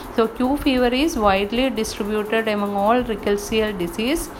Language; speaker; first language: English; non-native, local second language; Malayalam